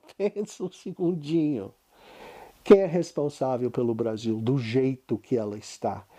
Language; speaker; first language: Portuguese; non-native, fluent; English